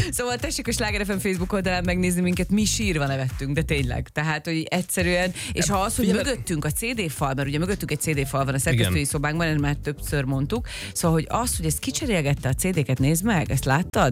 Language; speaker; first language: Hungarian; native; Hungarian